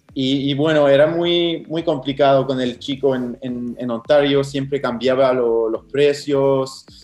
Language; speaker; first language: Spanish; non-native, fluent; English